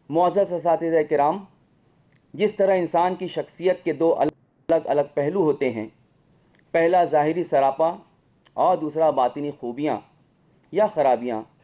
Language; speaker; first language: Urdu; native; Urdu